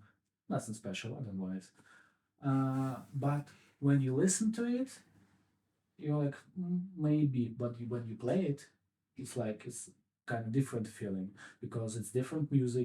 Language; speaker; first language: English; non-native, fluent; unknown